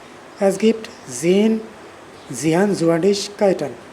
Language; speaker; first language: German; non-native, learner; Urdu